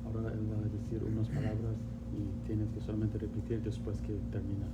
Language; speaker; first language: Spanish; non-native, learner; Pashto